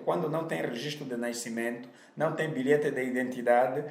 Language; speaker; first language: Portuguese; native; Portuguese